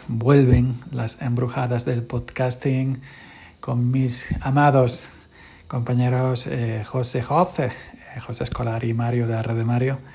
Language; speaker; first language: Spanish; native; Spanish